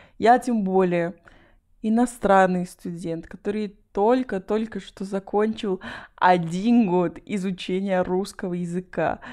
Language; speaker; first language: Russian; non-native, fluent; Spanish